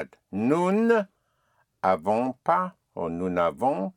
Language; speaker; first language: French; non-native, fluent; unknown